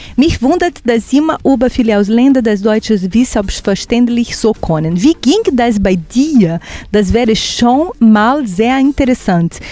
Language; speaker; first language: German; non-native, fluent; Portuguese